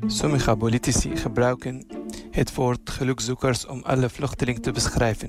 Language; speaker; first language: Dutch; non-native, fluent; Arabic